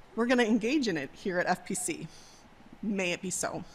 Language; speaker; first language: English; native; English